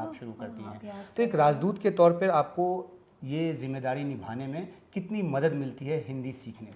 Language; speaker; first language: Hindi; native; Hindi